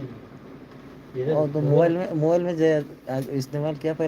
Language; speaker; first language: Hindi; non-native, learner; Bangla